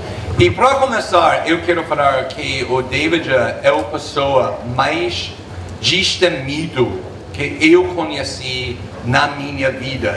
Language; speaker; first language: Portuguese; non-native, fluent; English